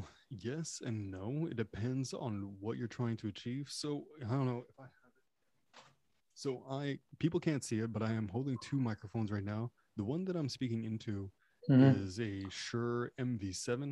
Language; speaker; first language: English; non-native, fluent; French